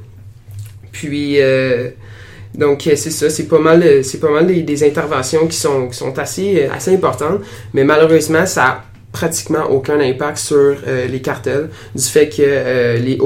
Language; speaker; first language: French; native; French